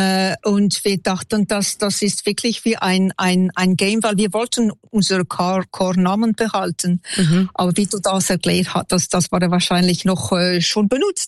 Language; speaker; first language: German; non-native, local second language; French